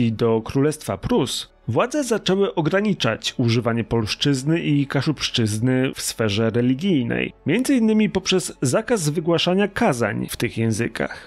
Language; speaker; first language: Polish; native; Polish